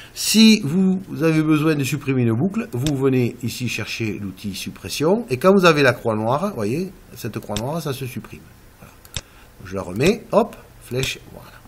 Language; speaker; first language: French; native; French